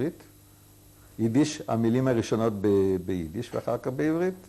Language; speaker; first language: Hebrew; non-native, fluent; Yiddish